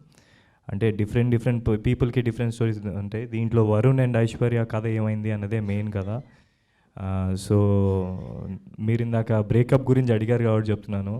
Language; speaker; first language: Telugu; native; Telugu